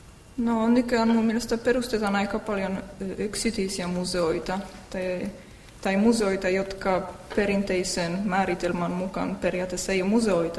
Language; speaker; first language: Finnish; non-native, fluent; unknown